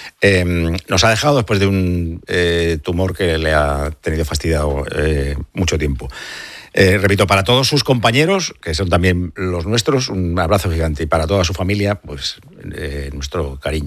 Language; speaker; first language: Spanish; native; Spanish